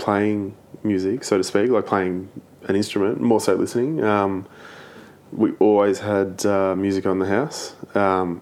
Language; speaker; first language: English; native; English